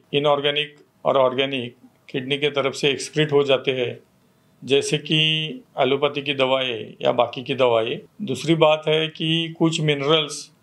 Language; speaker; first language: Hindi; non-native, local second language; Marathi